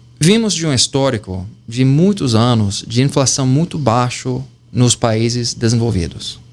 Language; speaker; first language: Portuguese; non-native, fluent; English